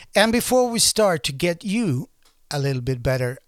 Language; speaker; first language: English; non-native, fluent; Norwegian